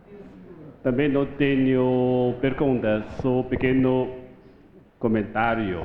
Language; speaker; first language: Portuguese; non-native, fluent; Chinese